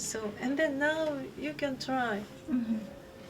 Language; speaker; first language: English; non-native, fluent; Japanese